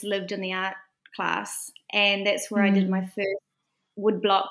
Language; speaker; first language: English; native; English